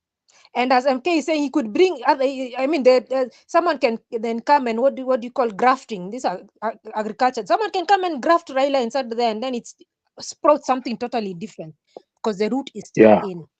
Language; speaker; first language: English; non-native, local second language; Swahili